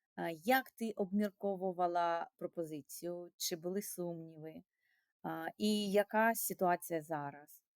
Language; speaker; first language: Ukrainian; non-native, local second language; Russian